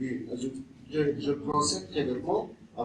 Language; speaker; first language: French; non-native, learner; German